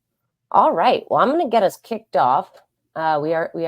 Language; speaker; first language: English; native; English